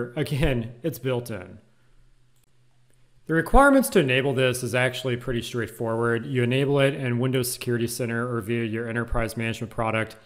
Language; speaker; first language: English; native; English